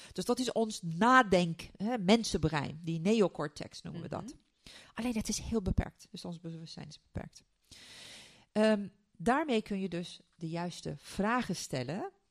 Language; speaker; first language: Dutch; non-native, fluent; Turkish